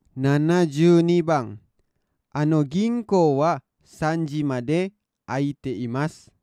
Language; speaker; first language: Japanese; non-native, fluent; Indonesian